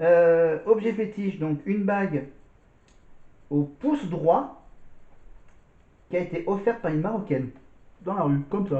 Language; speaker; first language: French; native; French